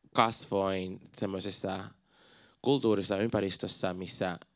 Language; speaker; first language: Finnish; non-native, fluent; Portuguese